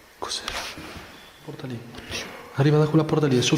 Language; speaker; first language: Italian; native; Italian